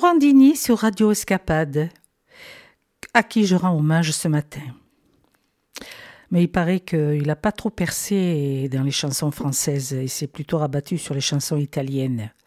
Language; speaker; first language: French; native; French